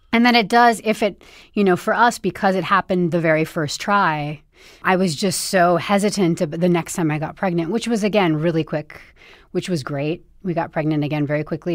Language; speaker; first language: English; native; English